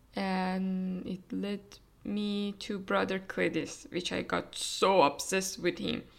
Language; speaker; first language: English; non-native, fluent; Persian